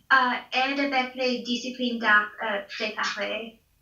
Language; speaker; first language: French; non-native, learner; English